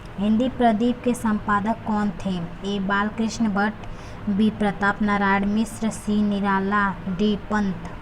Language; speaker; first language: Hindi; native; Hindi